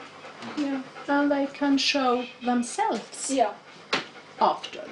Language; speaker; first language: English; non-native, fluent; Swedish